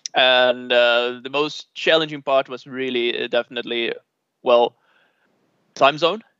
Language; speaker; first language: English; non-native, fluent; Portuguese